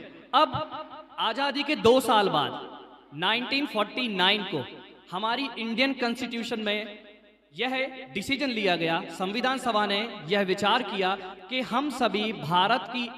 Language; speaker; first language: Hindi; native; Hindi